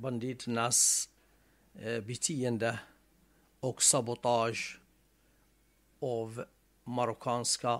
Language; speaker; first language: Swedish; non-native, fluent; Arabic